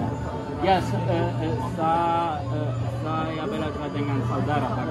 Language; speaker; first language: Indonesian; non-native, learner; German